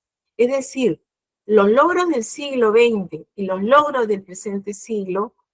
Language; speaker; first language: Spanish; native; Spanish